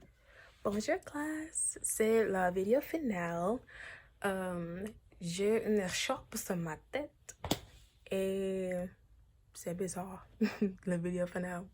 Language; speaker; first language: French; non-native, learner; English